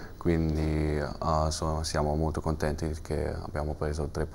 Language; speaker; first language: Italian; non-native, learner; German